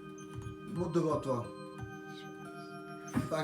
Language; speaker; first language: French; native; French